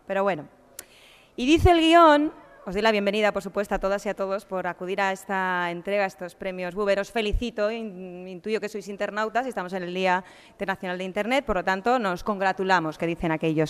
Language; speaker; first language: Spanish; native; Spanish